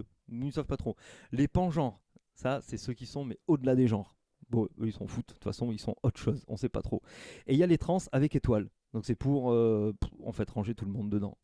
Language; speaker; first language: French; native; French